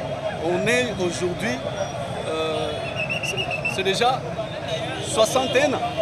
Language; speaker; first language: French; non-native, local second language; Lingala